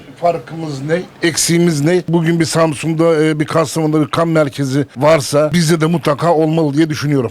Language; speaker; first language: Turkish; native; Turkish